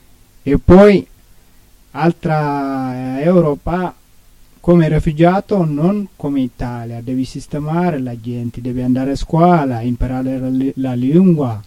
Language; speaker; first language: Italian; non-native, learner; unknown